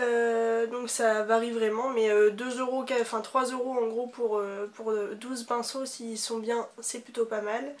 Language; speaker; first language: French; native; French